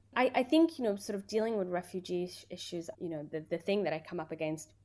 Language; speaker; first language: English; early bilingual, other home language; Persian